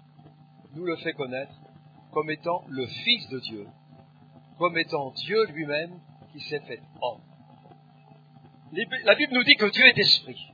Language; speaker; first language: French; native; French